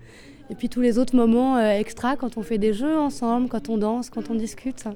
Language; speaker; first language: French; native; French